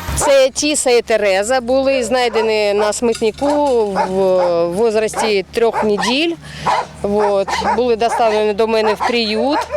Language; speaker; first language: Ukrainian; non-native, learner; Uzbek